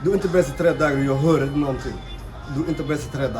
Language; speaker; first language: Swedish; non-native, learner; Somali